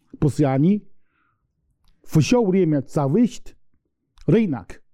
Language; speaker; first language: Russian; non-native, learner; Chinese